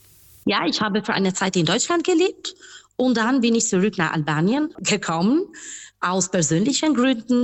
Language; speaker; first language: German; non-native, fluent; Albanian